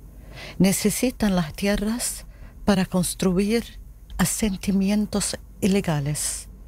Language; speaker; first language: Spanish; non-native, learner; Arabic